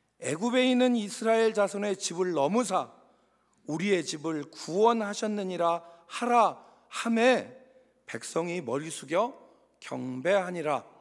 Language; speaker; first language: Korean; native; Korean